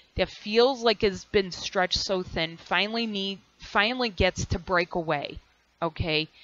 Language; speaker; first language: English; native; English